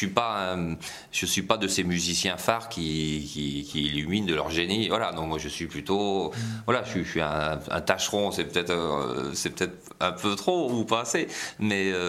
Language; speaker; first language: French; native; French